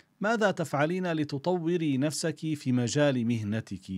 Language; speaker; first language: Arabic; native; Arabic